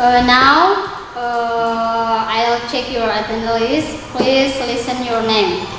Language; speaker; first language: English; non-native, learner; Indonesian